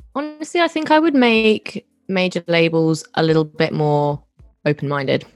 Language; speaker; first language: English; native; English